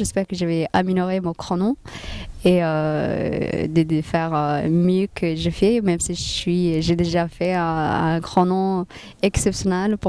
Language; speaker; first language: French; non-native, fluent; Tigrinya